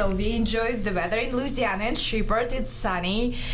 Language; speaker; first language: English; non-native, fluent; Kazakh